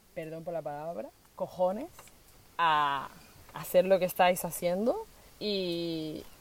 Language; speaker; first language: Spanish; native; Spanish